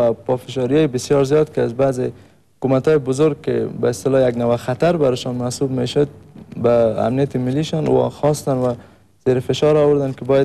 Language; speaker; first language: Persian; native; Persian